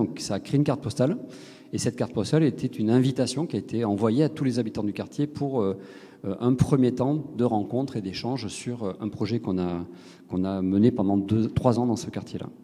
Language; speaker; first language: French; native; French